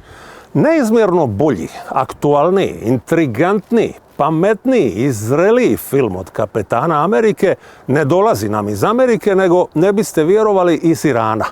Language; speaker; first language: Bosnian; native; Bosnian